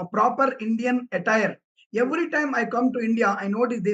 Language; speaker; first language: English; non-native, local second language; Telugu